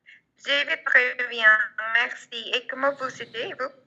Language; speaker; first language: French; non-native, learner; Spanish